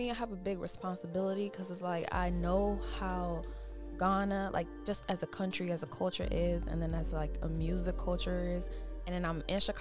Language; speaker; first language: English; non-native, local second language; Akan